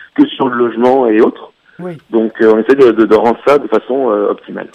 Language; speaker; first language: French; native; French